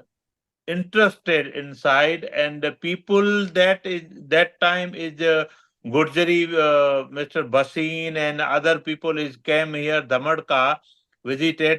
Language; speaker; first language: English; non-native, learner; Gujarati